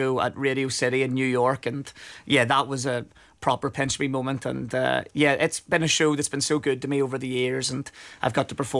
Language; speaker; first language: English; native; English